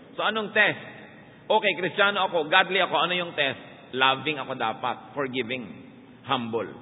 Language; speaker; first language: Filipino; native; Filipino